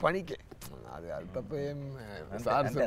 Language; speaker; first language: Telugu; non-native, fluent; Tamil